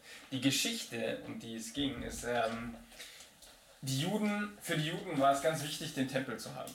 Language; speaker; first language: German; native; German